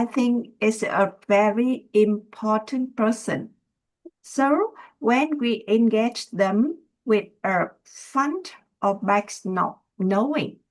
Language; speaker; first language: English; non-native, learner; Vietnamese